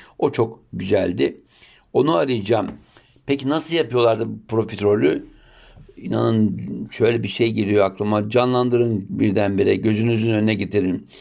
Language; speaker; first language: Turkish; native; Turkish